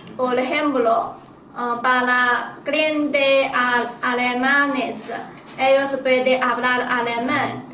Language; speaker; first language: Spanish; non-native, learner; Chinese